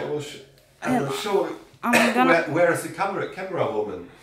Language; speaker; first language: English; non-native, learner; German